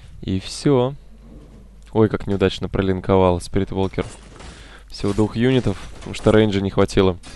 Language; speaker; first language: Russian; native; Russian